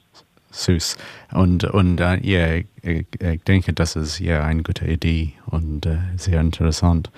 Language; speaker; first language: German; non-native, learner; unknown